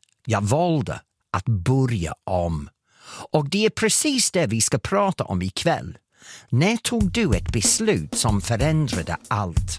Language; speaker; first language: Swedish; non-native, fluent; English